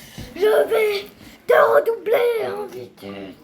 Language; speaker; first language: French; native; French